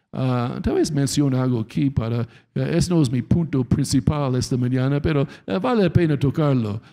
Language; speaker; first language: Spanish; non-native, fluent; English